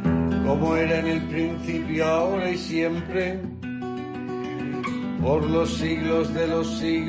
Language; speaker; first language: Spanish; native; Spanish